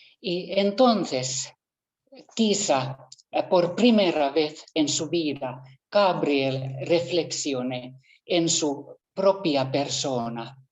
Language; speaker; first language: Spanish; non-native, fluent; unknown